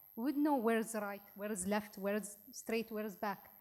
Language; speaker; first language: English; non-native, local second language; Arabic